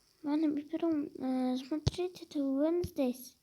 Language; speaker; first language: Russian; non-native, local second language; Kazakh